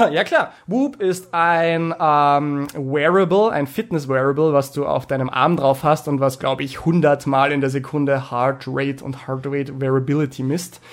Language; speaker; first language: German; native; German